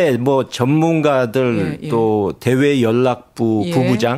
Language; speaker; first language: Korean; native; Korean